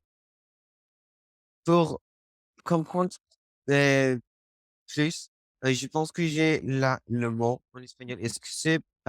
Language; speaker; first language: French; non-native, learner; Spanish